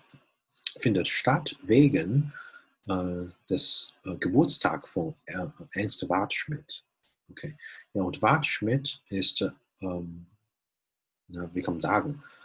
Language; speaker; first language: German; non-native, fluent; Chinese